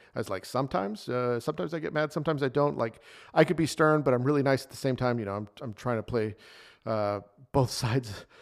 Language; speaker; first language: English; native; English